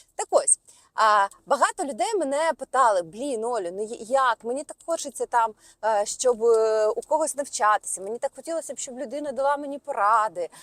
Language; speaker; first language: Ukrainian; non-native, local second language; Russian